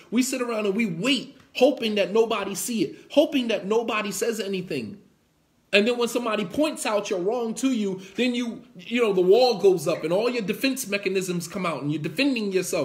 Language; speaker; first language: English; native; English